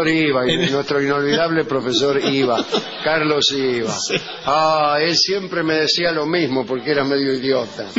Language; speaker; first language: Spanish; native; Spanish